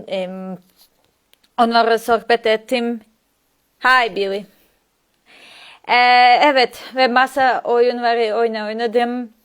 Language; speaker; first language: Turkish; non-native, learner; Serbian